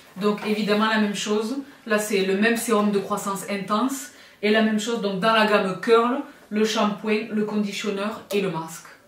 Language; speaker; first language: French; native; French